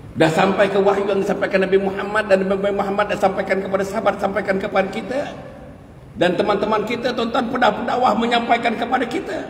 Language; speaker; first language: Malay; native; Malay